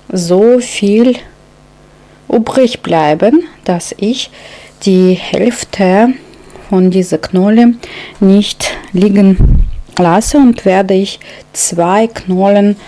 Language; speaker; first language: German; non-native, fluent; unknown